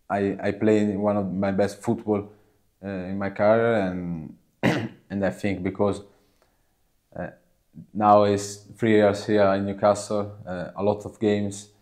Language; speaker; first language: English; non-native, learner; Italian